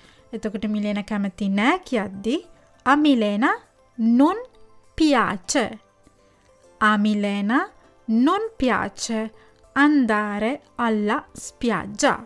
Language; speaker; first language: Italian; non-native, fluent; Sinhala